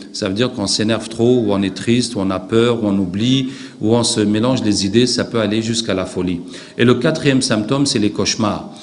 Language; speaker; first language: French; non-native, local second language; Arabic